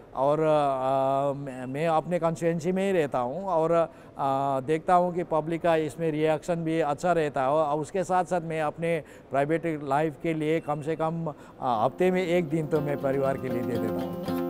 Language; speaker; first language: Hindi; non-native, local second language; Nepali